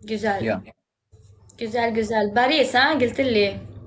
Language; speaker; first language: Turkish; non-native, learner; Arabic